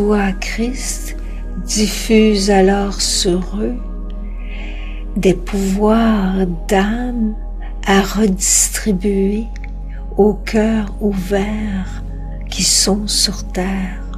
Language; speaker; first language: French; native; French